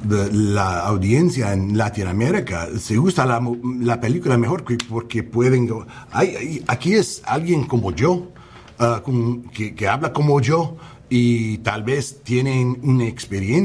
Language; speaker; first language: Spanish; non-native, learner; English